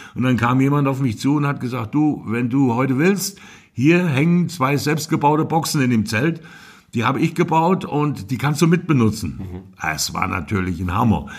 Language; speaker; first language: German; native; German